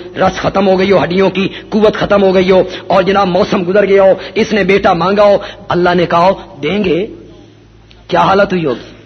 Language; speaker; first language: Urdu; non-native, local second language; Punjabi